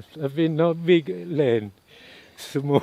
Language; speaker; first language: English; non-native, learner; Achinese